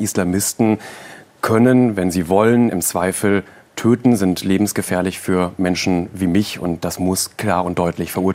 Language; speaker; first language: German; native; German